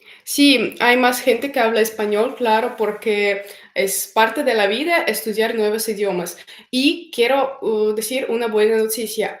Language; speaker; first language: Spanish; non-native, fluent; Russian